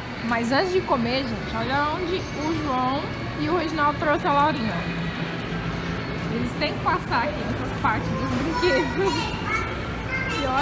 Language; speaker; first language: Portuguese; native; Portuguese